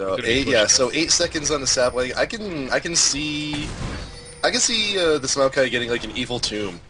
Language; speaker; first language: English; native; English